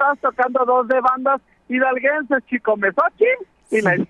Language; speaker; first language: Spanish; non-native, local second language; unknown